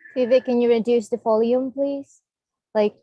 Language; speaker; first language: English; non-native, fluent; Indonesian